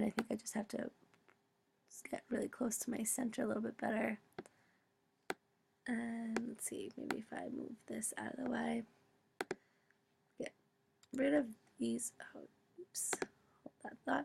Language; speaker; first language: English; native; English